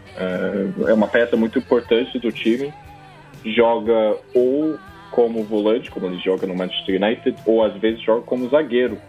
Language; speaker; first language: Portuguese; non-native, fluent; English